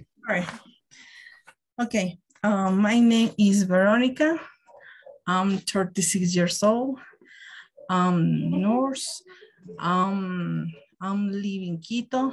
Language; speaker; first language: English; non-native, learner; Spanish